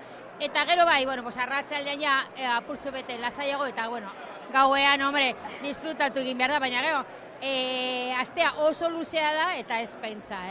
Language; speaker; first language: Basque; non-native, local second language; Spanish